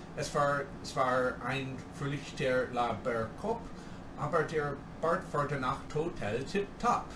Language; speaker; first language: German; non-native, learner; English